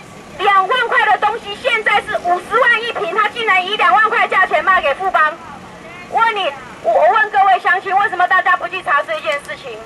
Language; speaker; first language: Chinese; non-native, local second language; Min Nan Chinese